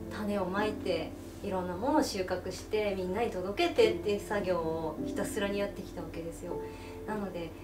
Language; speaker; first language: Japanese; native; Japanese